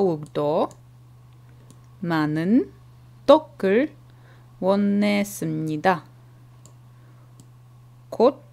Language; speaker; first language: Korean; non-native, learner; Czech